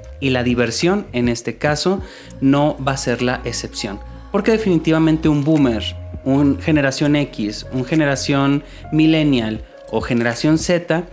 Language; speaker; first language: Spanish; native; Spanish